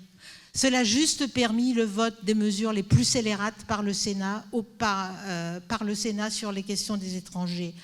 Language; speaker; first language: French; native; French